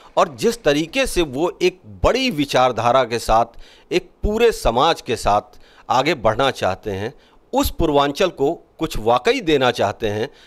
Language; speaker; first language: Hindi; native; Hindi